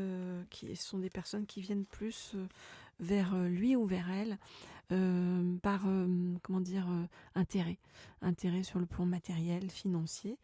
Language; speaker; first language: French; native; French